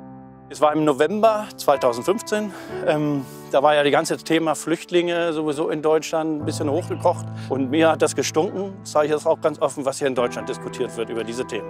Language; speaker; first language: German; native; German